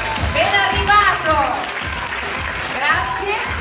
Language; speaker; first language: Italian; native; Italian